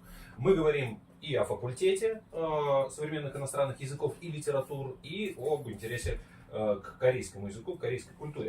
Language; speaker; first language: Russian; native; Russian